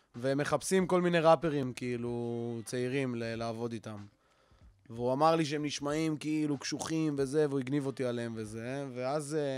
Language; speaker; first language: Hebrew; native; Hebrew